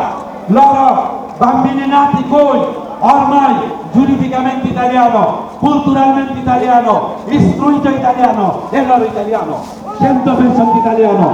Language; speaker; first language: Italian; non-native, learner; Bangla